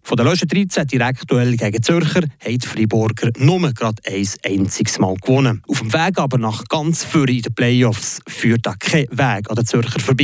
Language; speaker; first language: German; native; German